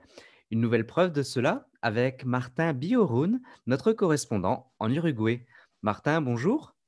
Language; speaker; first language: French; native; French